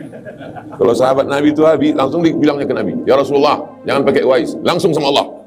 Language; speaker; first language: Malay; native; Malay